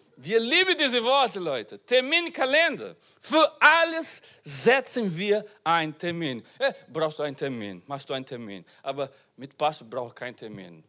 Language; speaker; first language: German; non-native, learner; Portuguese